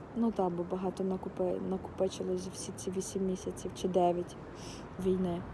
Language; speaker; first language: Ukrainian; non-native, local second language; Russian